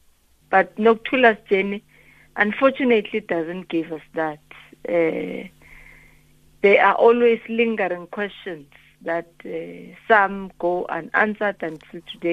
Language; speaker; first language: English; non-native, local second language; Zulu